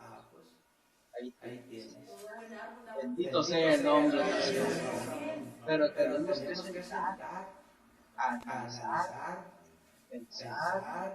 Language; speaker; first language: Spanish; native; Spanish